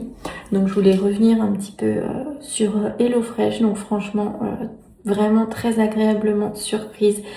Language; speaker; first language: French; native; French